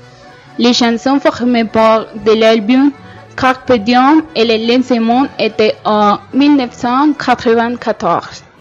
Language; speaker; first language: French; non-native, learner; Spanish